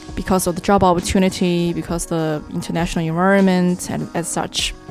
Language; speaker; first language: English; non-native, fluent; Chinese